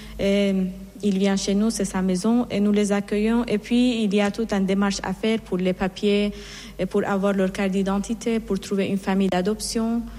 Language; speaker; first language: French; non-native, fluent; Persian